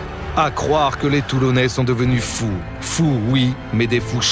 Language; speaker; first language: French; native; French